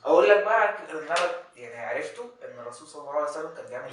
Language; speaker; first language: Arabic; native; Arabic